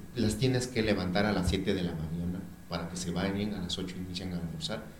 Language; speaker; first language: Spanish; non-native, local second language; Mixtepec Mixtec